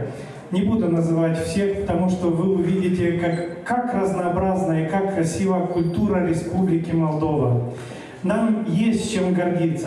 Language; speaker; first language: Russian; non-native, local second language; Romanian